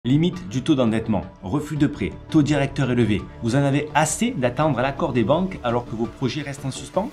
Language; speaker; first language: French; native; French